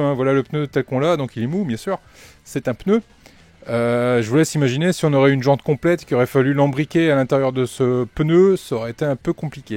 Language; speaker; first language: French; native; French